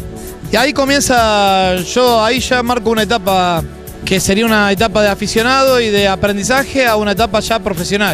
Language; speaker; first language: Spanish; native; Spanish